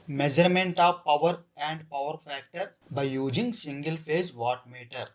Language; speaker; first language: English; non-native, local second language; Telugu